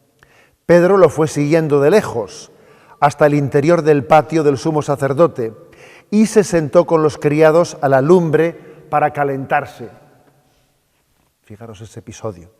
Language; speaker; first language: Spanish; native; Spanish